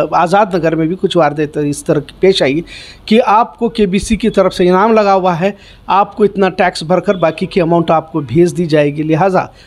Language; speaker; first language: Hindi; non-native, local second language; Urdu